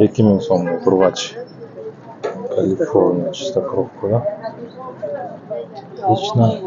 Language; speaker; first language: Russian; non-native, local second language; Kyrgyz